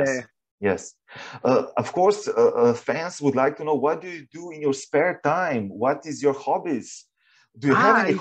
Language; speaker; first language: English; non-native, fluent; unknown